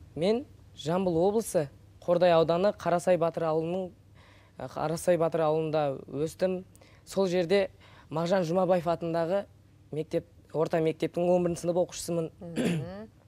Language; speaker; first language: Kazakh; native; Kazakh